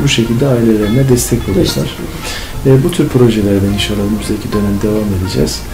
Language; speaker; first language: Turkish; native; Turkish